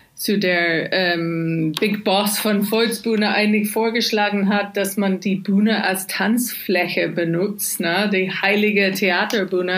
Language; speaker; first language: German; non-native, fluent; English